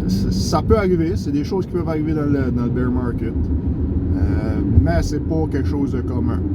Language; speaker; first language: French; native; French